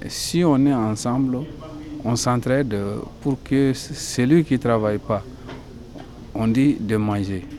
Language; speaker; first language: French; non-native, local second language; Soninke